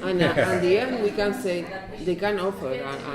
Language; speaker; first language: English; non-native, learner; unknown